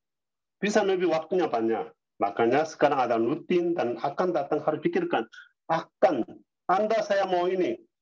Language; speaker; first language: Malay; non-native, learner; Korean